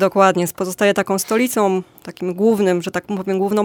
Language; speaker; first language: Polish; native; Polish